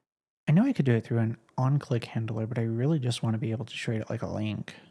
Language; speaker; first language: English; native; English